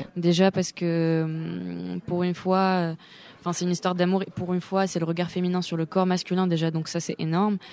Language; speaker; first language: French; non-native, local second language; Arabic